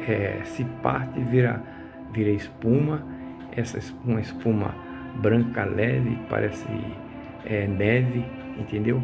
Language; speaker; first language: Portuguese; native; Portuguese